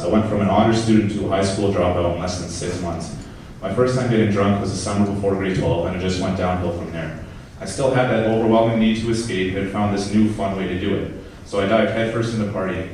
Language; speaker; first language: English; native; English